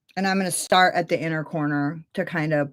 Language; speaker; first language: English; native; English